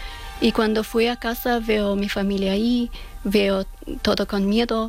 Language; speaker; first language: Spanish; non-native, fluent; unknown